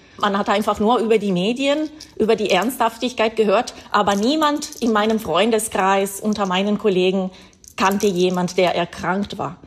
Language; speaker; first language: German; non-native, fluent; Italian